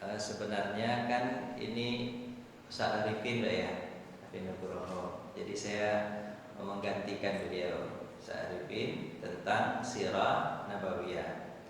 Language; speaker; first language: Indonesian; non-native, local second language; Minangkabau